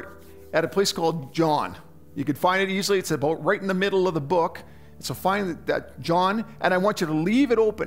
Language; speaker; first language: English; native; English